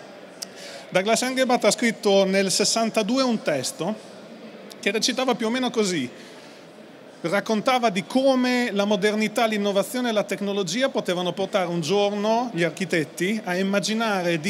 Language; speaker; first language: Italian; native; Italian